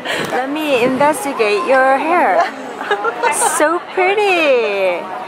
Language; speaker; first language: English; non-native, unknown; Korean